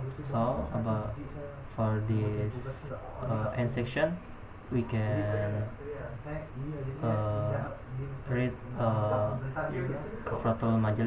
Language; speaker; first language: English; non-native, learner; Indonesian